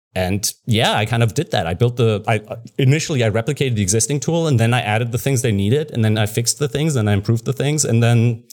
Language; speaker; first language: English; non-native, fluent; German